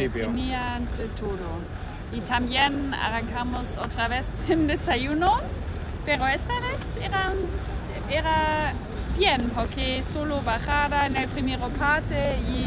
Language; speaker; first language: Spanish; non-native, learner; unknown